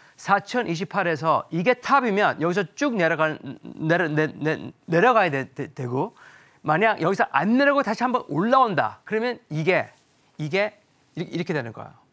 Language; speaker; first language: Korean; early bilingual, heritage; Korean